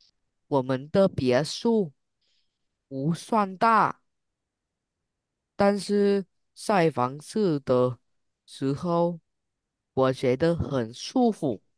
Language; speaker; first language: Chinese; non-native, learner; Vietnamese